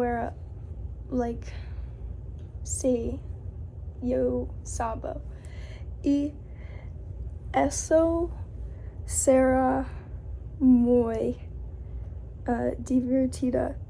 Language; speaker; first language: Spanish; non-native, learner; English